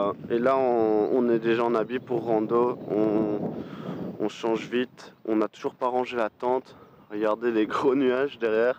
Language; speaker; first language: French; native; French